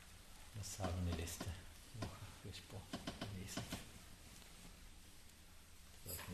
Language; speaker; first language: German; non-native, learner; Sinhala